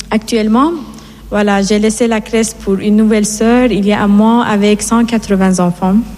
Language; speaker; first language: French; non-native, fluent; Persian